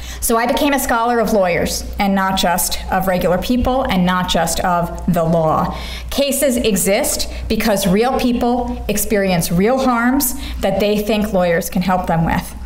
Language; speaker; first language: English; native; English